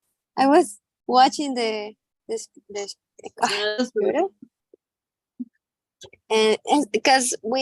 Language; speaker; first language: English; non-native, learner; Spanish